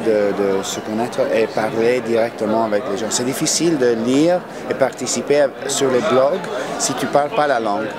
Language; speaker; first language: French; non-native, fluent; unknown